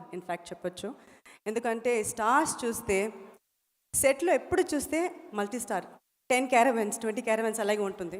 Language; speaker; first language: Telugu; non-native, learner; Tamil